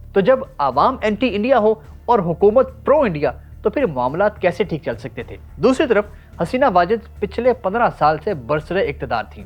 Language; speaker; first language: Urdu; native; Urdu